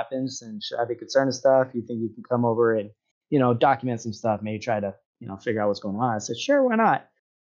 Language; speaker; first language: English; native; English